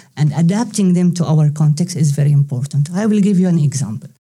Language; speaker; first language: English; non-native, fluent; Arabic